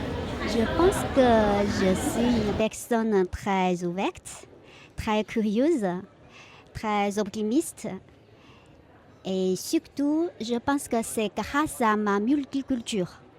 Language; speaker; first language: French; non-native, fluent; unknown